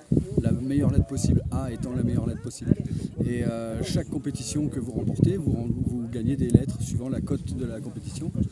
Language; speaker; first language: French; native; French